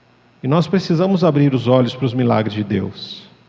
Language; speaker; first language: Portuguese; native; Portuguese